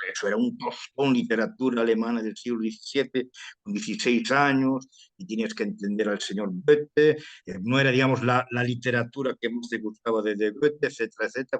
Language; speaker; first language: Spanish; early bilingual, heritage; Spanish